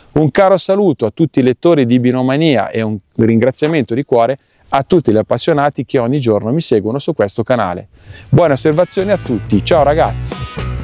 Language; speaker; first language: Italian; native; Italian